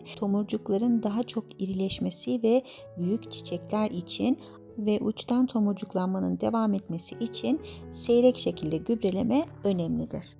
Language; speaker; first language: Turkish; native; Turkish